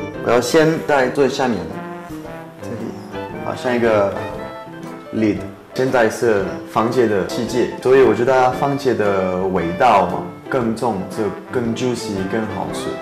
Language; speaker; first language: Chinese; non-native, fluent; French